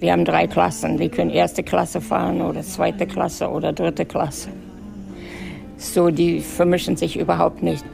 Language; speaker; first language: German; native; German